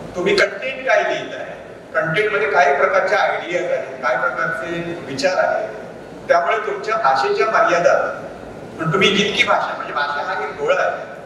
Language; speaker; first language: Marathi; native; Marathi